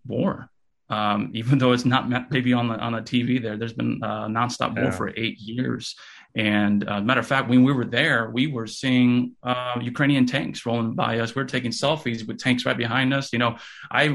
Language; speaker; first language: English; early bilingual, other home language; Russian